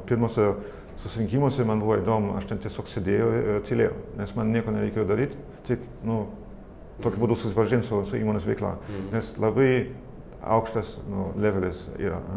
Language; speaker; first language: Lithuanian; non-native, fluent; German